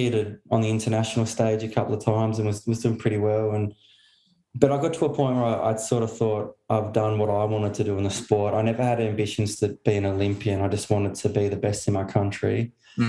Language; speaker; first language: English; native; English